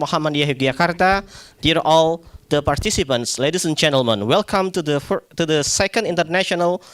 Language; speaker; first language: English; non-native, fluent; Indonesian